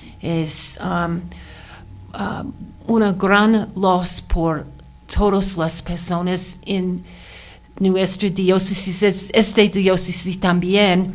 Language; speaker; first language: Spanish; non-native, learner; English